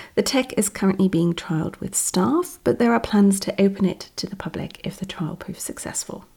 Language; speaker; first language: English; non-native, fluent; German